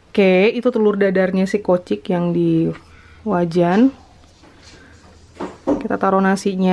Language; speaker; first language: Indonesian; native; Indonesian